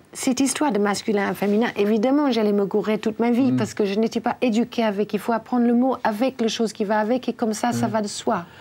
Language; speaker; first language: French; non-native, fluent; English